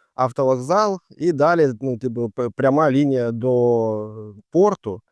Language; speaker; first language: Ukrainian; native; Ukrainian